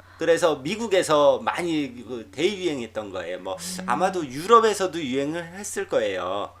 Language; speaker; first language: Korean; native; Korean